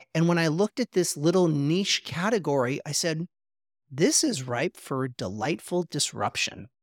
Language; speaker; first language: English; native; English